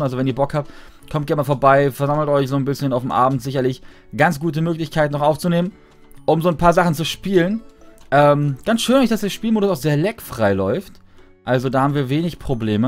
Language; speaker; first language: German; native; German